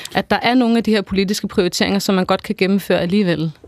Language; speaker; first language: Danish; early bilingual, other home language; Persian